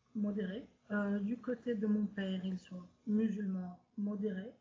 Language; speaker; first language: French; native; French